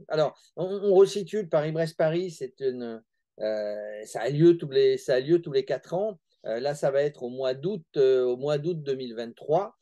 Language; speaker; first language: French; native; French